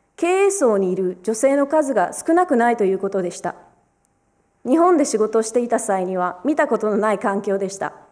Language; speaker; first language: Japanese; early bilingual, other home language; Romanian